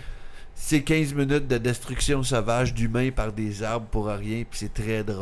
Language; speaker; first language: French; native; French